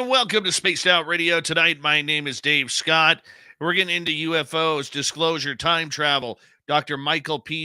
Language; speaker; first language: English; native; English